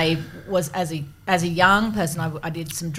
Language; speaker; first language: English; native; English